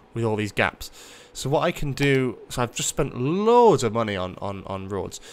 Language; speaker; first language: English; native; English